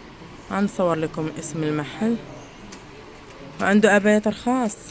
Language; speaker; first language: Arabic; native; Arabic